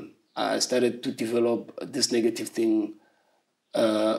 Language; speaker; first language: English; non-native, local second language; Zulu